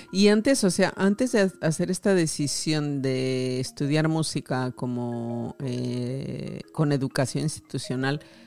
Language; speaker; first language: Spanish; native; Spanish